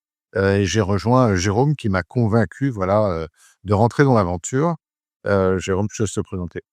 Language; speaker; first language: French; native; French